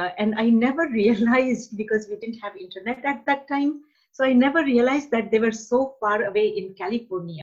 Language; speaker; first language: English; non-native, local second language; Hindi